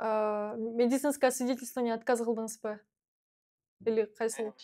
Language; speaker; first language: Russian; non-native, local second language; Kyrgyz